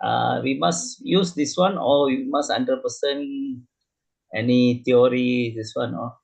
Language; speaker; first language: English; non-native, learner; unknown